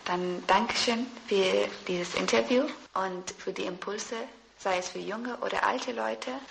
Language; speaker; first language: German; early bilingual, other home language; Persian